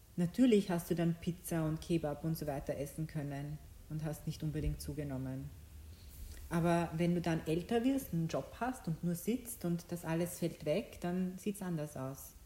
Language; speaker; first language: German; early bilingual, other home language; Bosnian